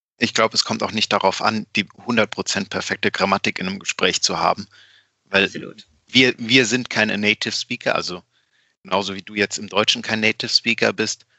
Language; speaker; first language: German; native; German